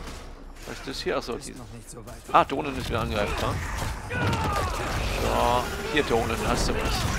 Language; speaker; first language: German; native; German